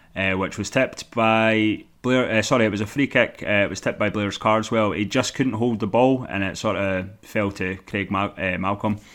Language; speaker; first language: English; native; English